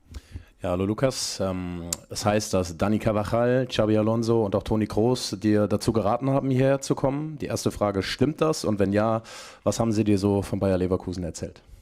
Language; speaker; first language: German; native; German